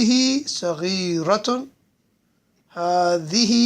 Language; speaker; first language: Arabic; non-native, fluent; English